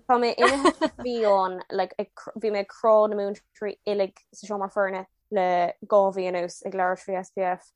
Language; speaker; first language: Irish; non-native, local second language; English